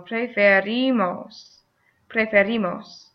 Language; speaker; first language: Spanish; non-native, fluent; English